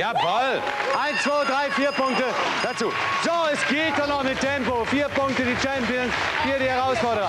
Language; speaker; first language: German; native; German